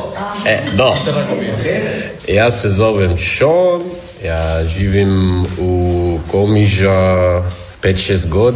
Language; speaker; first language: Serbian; non-native, learner; English